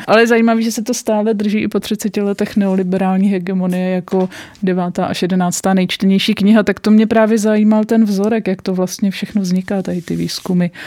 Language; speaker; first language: Czech; native; Czech